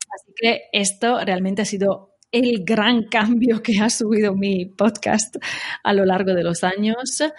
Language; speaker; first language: Spanish; non-native, fluent; Italian